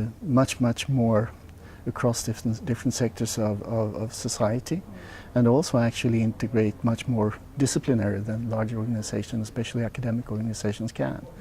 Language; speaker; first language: English; non-native, fluent; Swedish